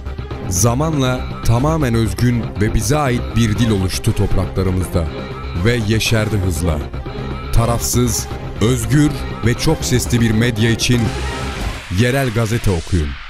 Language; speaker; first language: Turkish; native; Turkish